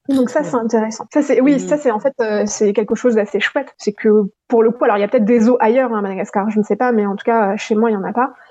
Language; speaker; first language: French; non-native, local second language; Gujarati